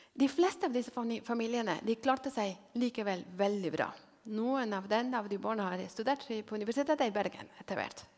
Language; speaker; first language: Norwegian; non-native, fluent; Spanish